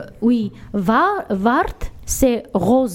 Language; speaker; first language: French; non-native, learner; Armenian